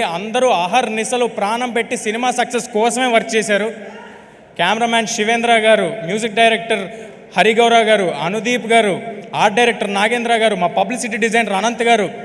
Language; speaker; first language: Telugu; native; Telugu